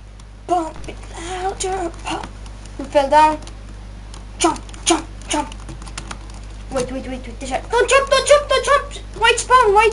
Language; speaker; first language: English; non-native, learner; Estonian